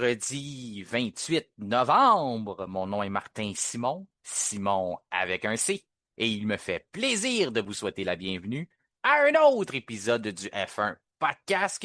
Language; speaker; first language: French; native; French